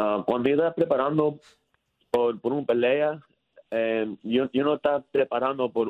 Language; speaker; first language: Spanish; early bilingual, heritage; English